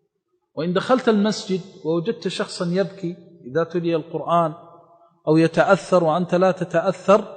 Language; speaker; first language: Arabic; native; Arabic